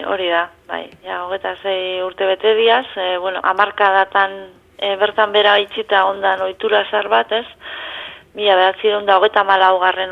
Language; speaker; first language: Basque; native; Basque